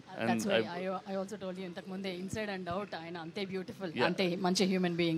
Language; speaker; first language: Telugu; native; Telugu